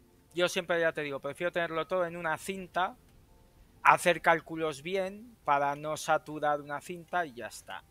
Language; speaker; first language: Spanish; native; Spanish